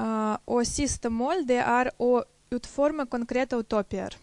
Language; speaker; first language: Norwegian; non-native, fluent; Dutch